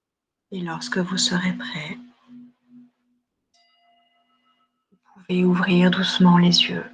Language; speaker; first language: French; native; French